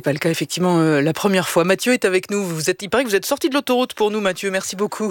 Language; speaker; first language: French; native; French